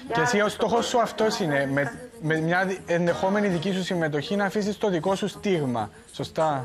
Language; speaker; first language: Greek; native; Greek